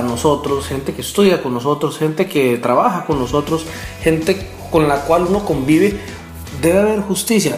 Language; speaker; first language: Spanish; native; Spanish